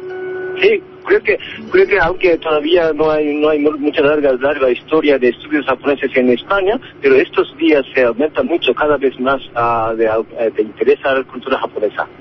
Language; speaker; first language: Spanish; non-native, learner; Japanese